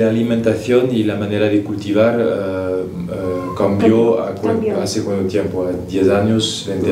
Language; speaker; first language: Spanish; non-native, fluent; Portuguese